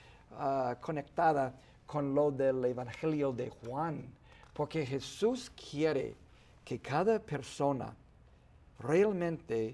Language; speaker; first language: Spanish; non-native, fluent; English